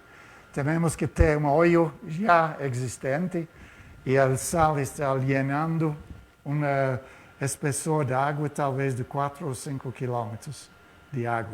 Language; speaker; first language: Spanish; non-native, fluent; Portuguese